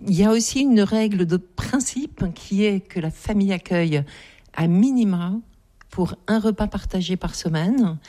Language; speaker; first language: French; native; French